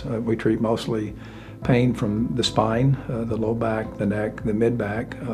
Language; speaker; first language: English; native; English